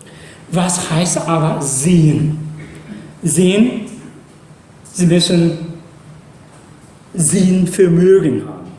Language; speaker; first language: German; non-native, fluent; Chinese